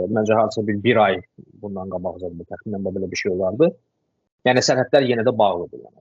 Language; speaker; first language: Azerbaijani; non-native, local second language; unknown